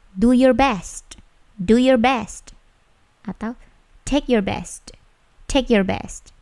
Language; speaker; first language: English; non-native, fluent; Indonesian